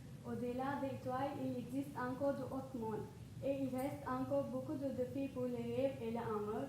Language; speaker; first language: French; non-native, learner; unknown